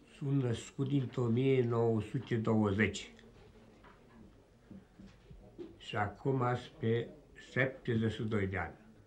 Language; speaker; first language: Romanian; non-native, local second language; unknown